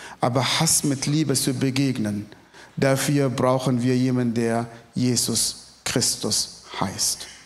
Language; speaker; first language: German; non-native, fluent; Arabic